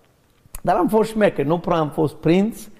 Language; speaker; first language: Romanian; non-native, learner; English